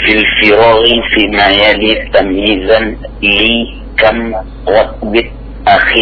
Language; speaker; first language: Arabic; non-native, learner; Indonesian